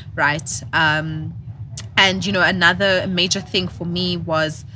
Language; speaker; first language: English; non-native, local second language; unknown